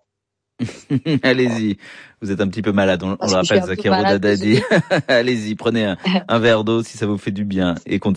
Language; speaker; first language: French; native; French